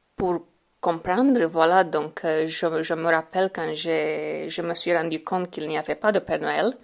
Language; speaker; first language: French; non-native, fluent; Romanian